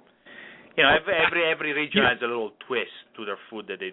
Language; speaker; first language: English; non-native, fluent; Italian